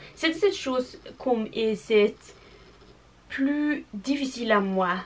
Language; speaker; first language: French; non-native, learner; English